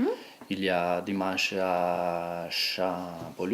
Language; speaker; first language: French; non-native, local second language; Italian